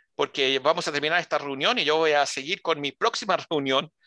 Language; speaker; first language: Spanish; early bilingual, heritage; Spanish